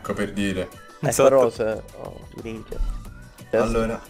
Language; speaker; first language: Italian; native; Italian